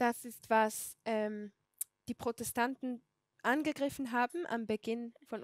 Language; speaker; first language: German; non-native, fluent; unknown